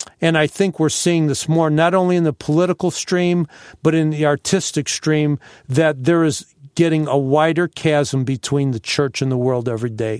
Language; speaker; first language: English; native; English